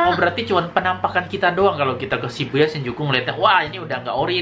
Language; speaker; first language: Indonesian; native; Indonesian